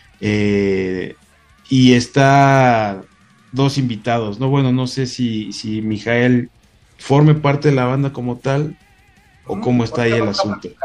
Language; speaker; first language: Spanish; native; Spanish